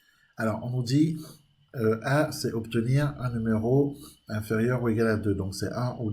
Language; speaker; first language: French; native; French